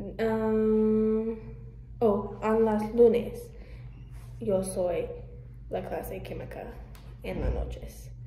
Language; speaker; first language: Spanish; non-native, learner; English